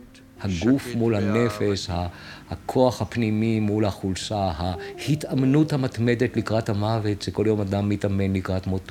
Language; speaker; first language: Hebrew; native; Hebrew